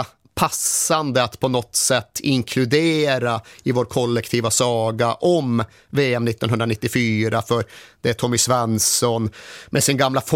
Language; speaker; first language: Swedish; native; Swedish